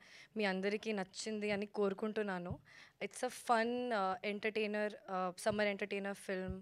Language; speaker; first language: Telugu; non-native, learner; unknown